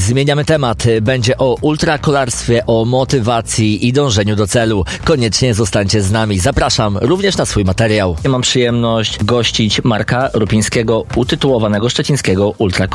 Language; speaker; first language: Polish; native; Polish